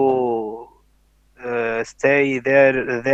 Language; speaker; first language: English; non-native, learner; Arabic